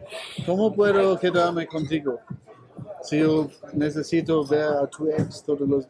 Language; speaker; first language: Spanish; non-native, learner; German